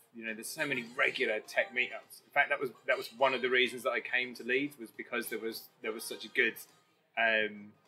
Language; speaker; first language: English; native; English